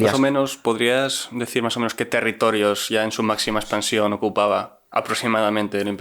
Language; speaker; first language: Spanish; native; Spanish